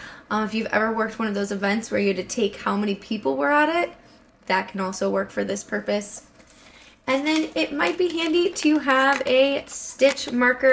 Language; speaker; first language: English; native; English